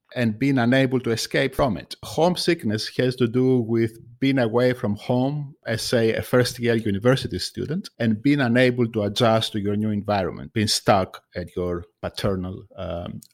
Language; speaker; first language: English; non-native, fluent; Greek